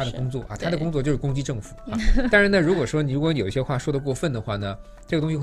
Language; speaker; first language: Chinese; native; Chinese